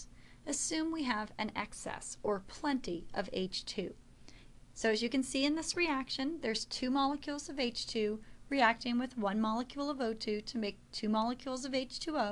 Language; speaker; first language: English; native; English